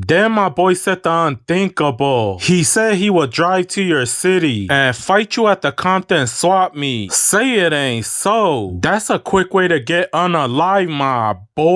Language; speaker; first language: English; native; English